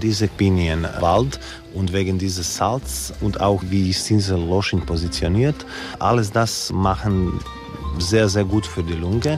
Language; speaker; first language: German; non-native, learner; Croatian